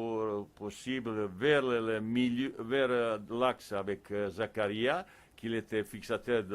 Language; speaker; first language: French; non-native, fluent; Bosnian